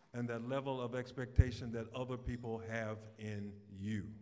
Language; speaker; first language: English; native; English